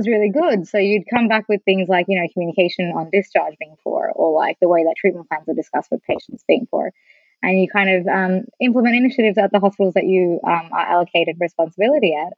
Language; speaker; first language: English; non-native, local second language; Sinhala